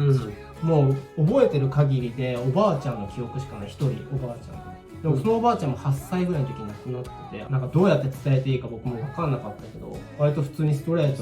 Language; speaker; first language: Japanese; native; Japanese